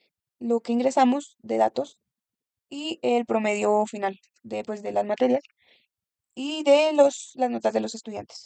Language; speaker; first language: Spanish; native; Spanish